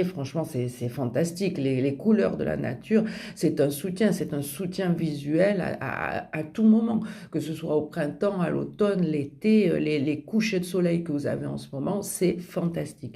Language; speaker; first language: French; native; French